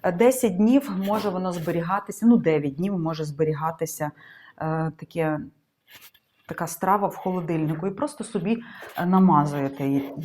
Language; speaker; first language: Ukrainian; non-native, local second language; Russian